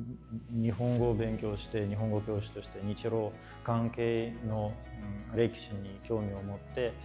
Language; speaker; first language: Japanese; non-native, fluent; Russian